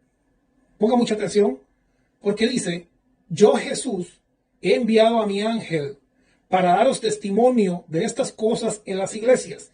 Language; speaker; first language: Spanish; native; Spanish